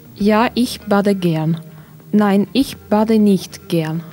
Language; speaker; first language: German; non-native, learner; Russian